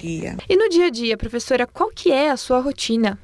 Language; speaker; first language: Portuguese; native; Portuguese